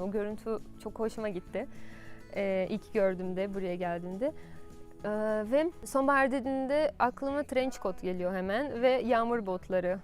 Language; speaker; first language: Turkish; non-native, fluent; Portuguese